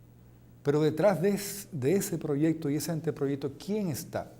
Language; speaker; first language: Spanish; native; Spanish